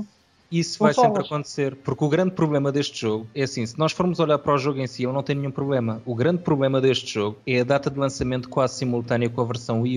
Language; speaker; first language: Portuguese; native; Portuguese